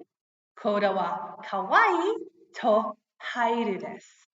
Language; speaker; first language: Japanese; non-native, learner; English